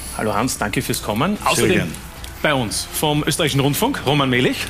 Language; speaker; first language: German; native; German